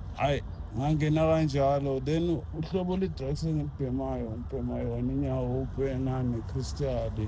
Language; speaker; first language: Zulu; native; Zulu